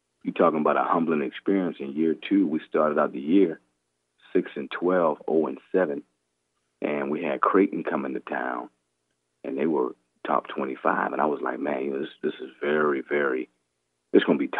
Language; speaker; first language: English; native; English